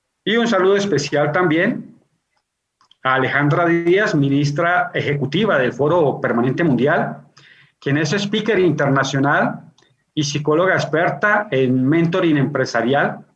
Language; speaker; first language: Spanish; native; Spanish